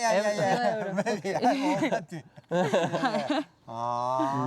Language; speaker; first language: English; non-native, learner; Japanese